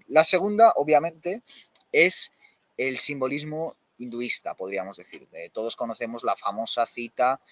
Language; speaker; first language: Spanish; native; Spanish